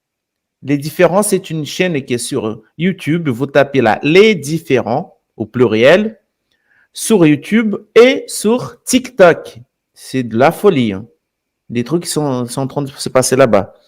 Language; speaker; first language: French; non-native, fluent; Portuguese